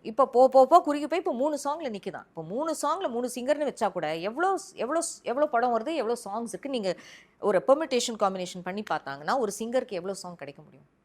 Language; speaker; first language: Tamil; early bilingual, heritage; Tamil